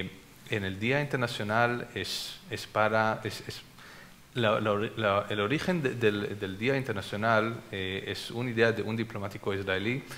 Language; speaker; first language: Spanish; non-native, fluent; Hebrew